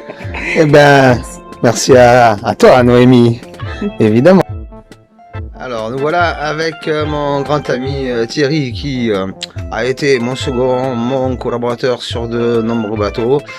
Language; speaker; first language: French; native; French